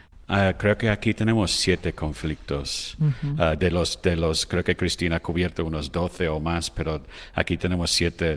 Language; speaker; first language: Spanish; non-native, fluent; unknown